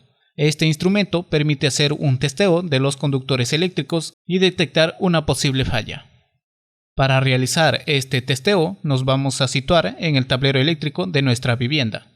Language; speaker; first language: Spanish; native; Spanish